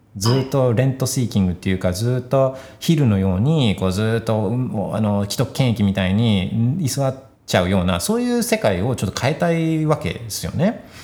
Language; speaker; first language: Japanese; early bilingual, heritage; Japanese